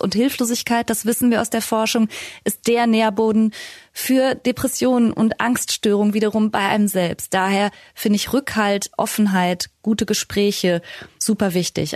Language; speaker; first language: German; native; German